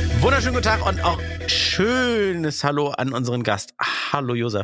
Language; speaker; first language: German; native; German